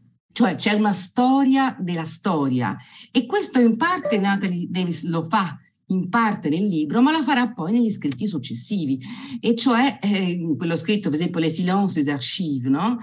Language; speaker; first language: Italian; native; Italian